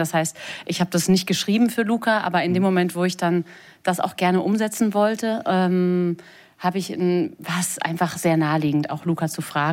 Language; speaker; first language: German; native; German